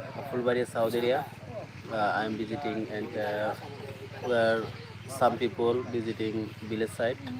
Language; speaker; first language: English; non-native, local second language; Bangla